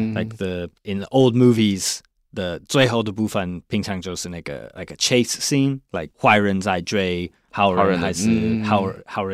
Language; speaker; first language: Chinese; non-native, fluent; English